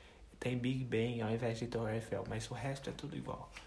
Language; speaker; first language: Portuguese; non-native, fluent; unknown